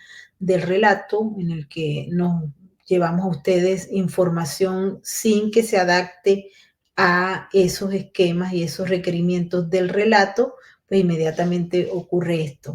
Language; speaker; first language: Spanish; native; Spanish